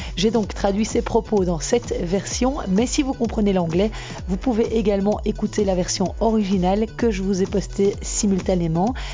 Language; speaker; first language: French; native; French